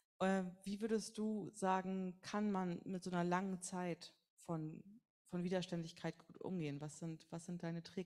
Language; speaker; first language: German; native; German